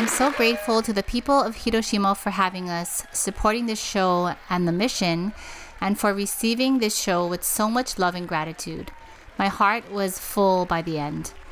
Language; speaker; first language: English; native; English